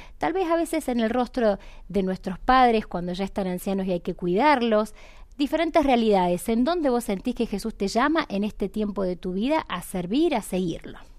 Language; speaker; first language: Spanish; native; Spanish